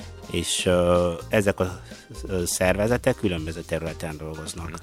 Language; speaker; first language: Hungarian; non-native, fluent; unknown